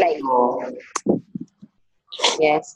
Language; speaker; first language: English; non-native, learner; Vietnamese